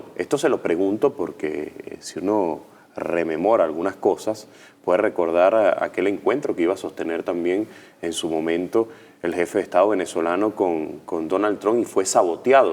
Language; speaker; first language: Spanish; native; Spanish